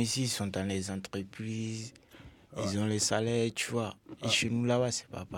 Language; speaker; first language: French; non-native, local second language; Dyula